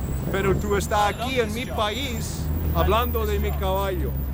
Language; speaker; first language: Spanish; non-native, learner; English